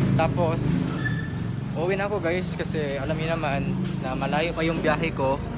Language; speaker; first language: Filipino; non-native, local second language; Cebuano